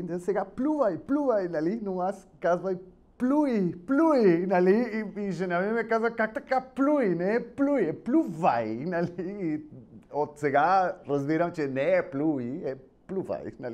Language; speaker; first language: Bulgarian; non-native, learner; Spanish